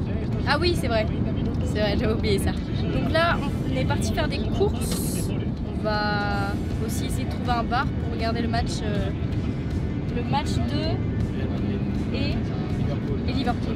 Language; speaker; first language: French; native; French